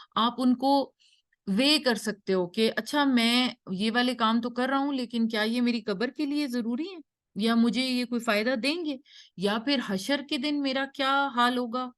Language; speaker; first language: Urdu; native; Urdu